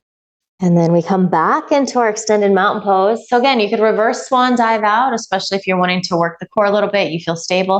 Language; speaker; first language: English; native; English